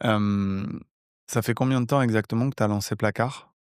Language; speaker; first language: French; native; French